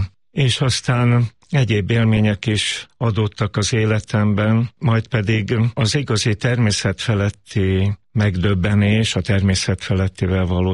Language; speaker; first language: Hungarian; native; Hungarian